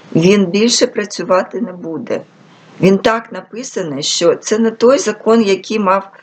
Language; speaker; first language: Ukrainian; non-native, local second language; Russian